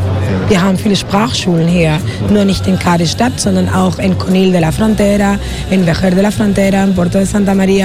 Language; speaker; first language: German; non-native, fluent; Spanish